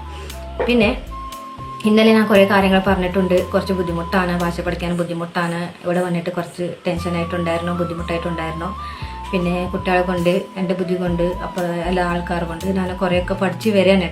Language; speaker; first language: Malayalam; non-native, local second language; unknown